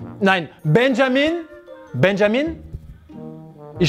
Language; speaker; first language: German; non-native, learner; French